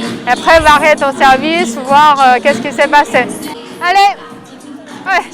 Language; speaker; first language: French; non-native, learner; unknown